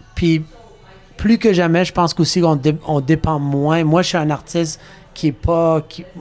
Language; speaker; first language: French; native; French